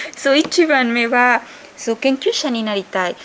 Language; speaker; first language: Japanese; non-native, learner; Spanish